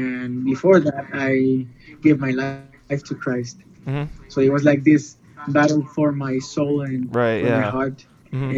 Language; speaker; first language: English; non-native, fluent; Spanish